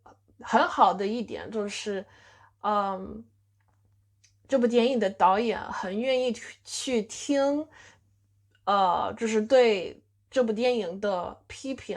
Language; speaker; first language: Chinese; non-native, fluent; English